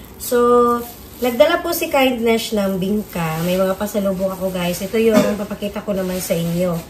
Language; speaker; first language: Filipino; native; Filipino